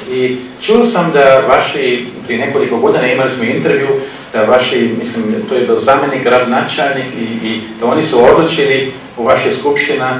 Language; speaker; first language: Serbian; non-native, fluent; German